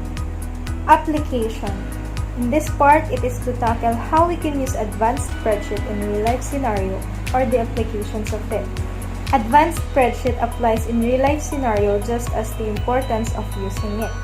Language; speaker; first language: English; non-native, local second language; Filipino